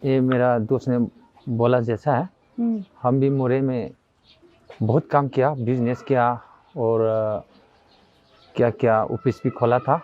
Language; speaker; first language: Hindi; non-native, local second language; Manipuri